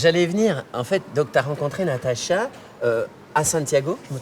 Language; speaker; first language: French; native; French